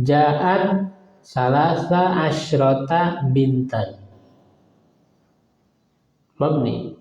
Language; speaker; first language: Arabic; non-native, fluent; Indonesian